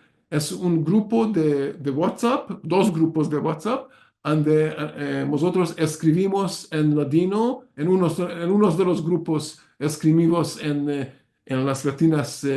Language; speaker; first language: Spanish; non-native, learner; Hungarian